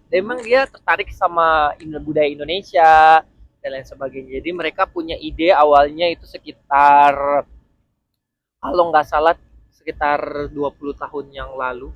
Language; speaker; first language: Indonesian; native; Indonesian